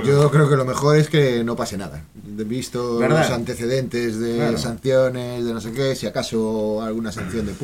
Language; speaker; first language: Spanish; native; Spanish